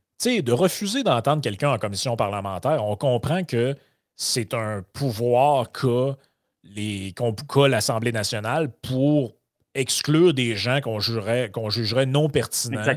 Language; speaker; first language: French; native; French